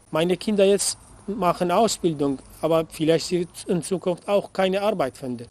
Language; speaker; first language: German; non-native, learner; Arabic